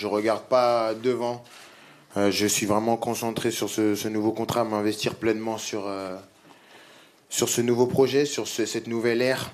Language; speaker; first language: French; native; French